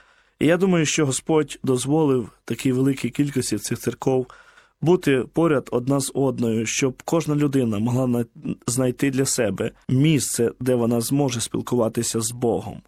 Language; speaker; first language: Ukrainian; native; Ukrainian